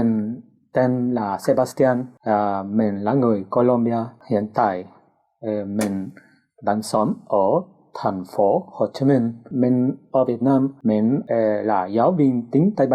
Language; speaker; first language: Vietnamese; non-native, learner; Spanish